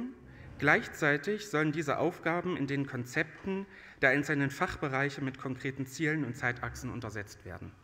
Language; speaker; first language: German; native; German